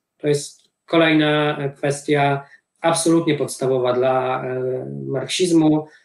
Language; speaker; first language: Polish; native; Polish